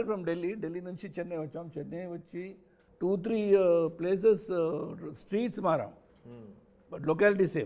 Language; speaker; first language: Telugu; non-native, local second language; Tamil